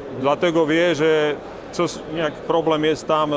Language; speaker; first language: Polish; non-native, learner; Slovak